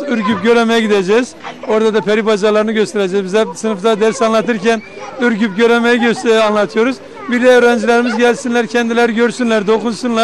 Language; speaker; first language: Turkish; native; Turkish